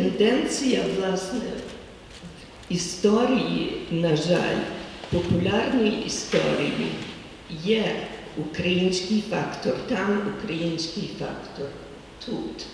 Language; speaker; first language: Ukrainian; early bilingual, heritage; Ukrainian